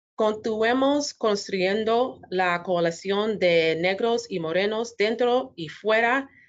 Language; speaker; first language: Spanish; native; Spanish